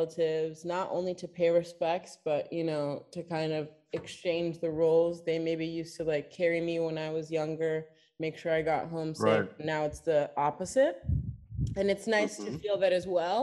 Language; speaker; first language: English; native; English